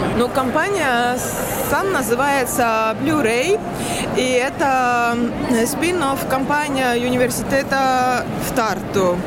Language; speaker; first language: Russian; non-native, learner; Estonian